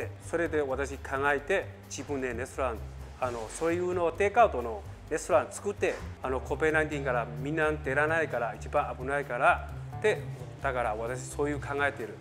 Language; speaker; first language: Japanese; non-native, learner; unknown